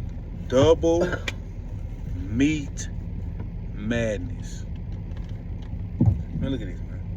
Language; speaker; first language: English; native; English